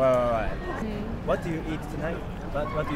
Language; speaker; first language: English; non-native, learner; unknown